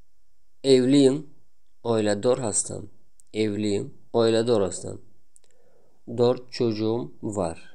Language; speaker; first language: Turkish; non-native, learner; Tajik